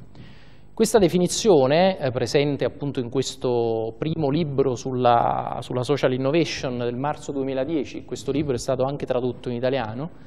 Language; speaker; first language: Italian; native; Italian